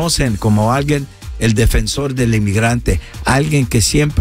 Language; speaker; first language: Spanish; non-native, fluent; English